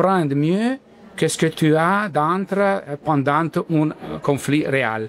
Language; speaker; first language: French; non-native, learner; Italian